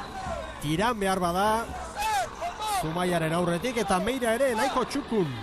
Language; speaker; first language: Basque; native; Basque